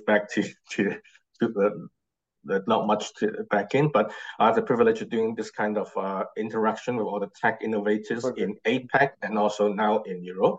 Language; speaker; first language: English; non-native, local second language; Cantonese